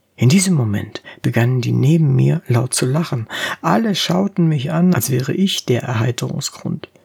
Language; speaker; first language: German; native; German